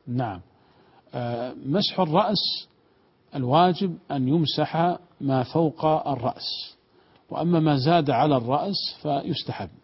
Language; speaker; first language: Arabic; native; Arabic